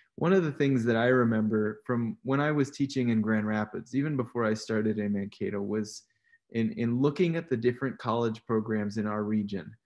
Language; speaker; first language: English; native; English